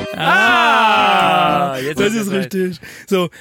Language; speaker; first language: German; non-native, fluent; French